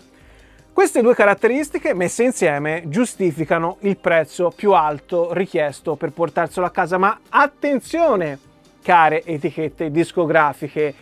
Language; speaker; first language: Italian; native; Italian